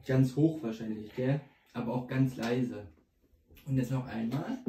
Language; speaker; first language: German; native; German